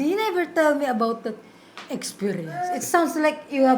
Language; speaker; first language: English; non-native, local second language; Cebuano